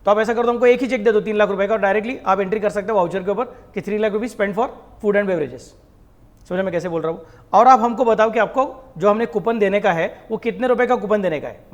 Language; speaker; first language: Hindi; non-native, local second language; Marathi